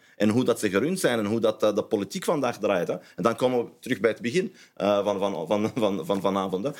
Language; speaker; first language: Dutch; non-native, fluent; Arabic